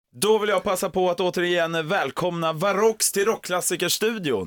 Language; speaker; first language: Swedish; native; Swedish